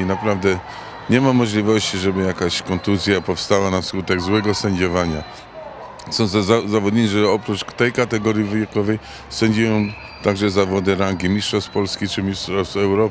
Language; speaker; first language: Polish; native; Polish